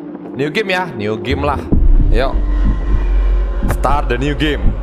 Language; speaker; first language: English; non-native, learner; Indonesian